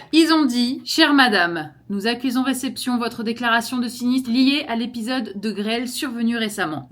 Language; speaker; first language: French; early bilingual, other home language; Portuguese